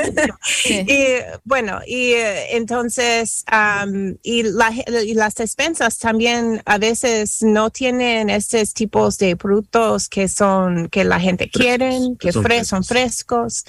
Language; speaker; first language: Spanish; non-native, fluent; English